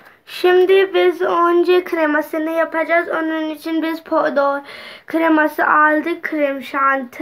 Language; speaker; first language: Turkish; non-native, learner; Urdu